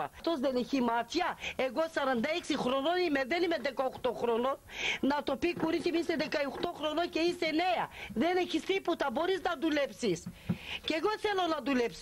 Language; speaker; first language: Greek; non-native, local second language; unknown